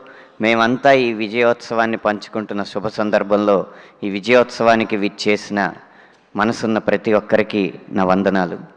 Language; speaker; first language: Telugu; native; Telugu